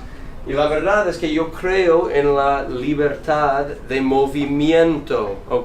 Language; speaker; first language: Spanish; non-native, fluent; English